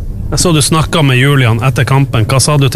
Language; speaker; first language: Norwegian; native; Norwegian